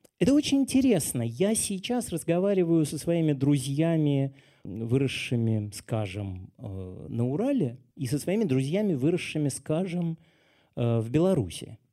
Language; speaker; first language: Russian; native; Russian